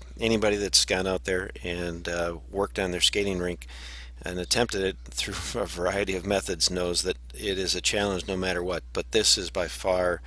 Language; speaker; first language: English; native; English